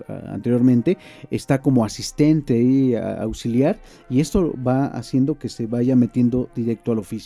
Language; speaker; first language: Spanish; native; Spanish